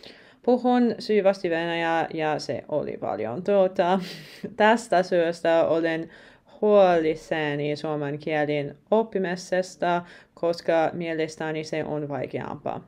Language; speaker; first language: Finnish; non-native, learner; English